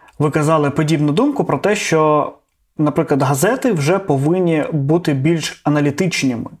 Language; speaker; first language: Ukrainian; non-native, local second language; Russian